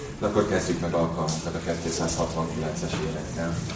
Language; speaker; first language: Hungarian; native; Hungarian